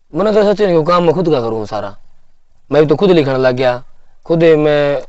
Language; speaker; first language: Hindi; native; Hindi